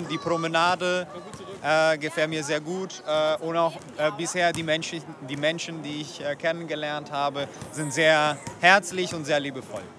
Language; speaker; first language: German; non-native, fluent; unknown